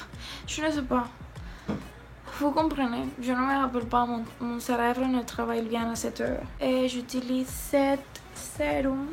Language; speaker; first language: French; non-native, learner; Spanish